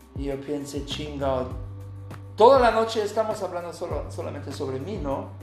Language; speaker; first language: Spanish; non-native, learner; German